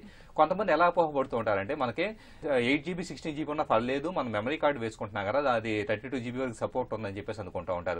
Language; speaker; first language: Telugu; native; Telugu